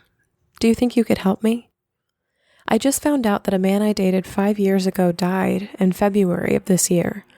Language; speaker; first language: English; native; English